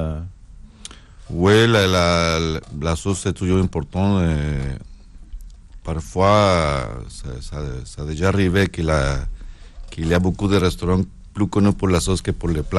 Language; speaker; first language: French; non-native, learner; Spanish